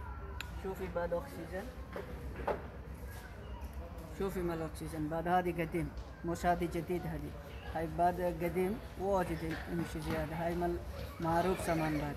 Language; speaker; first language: Arabic; non-native, learner; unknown